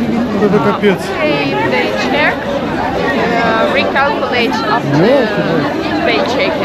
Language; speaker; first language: English; non-native, learner; Russian